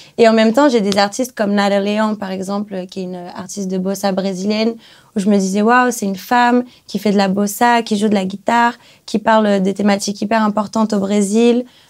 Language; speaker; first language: French; early bilingual, other home language; Portuguese